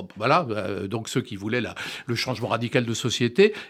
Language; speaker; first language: French; non-native, fluent; Russian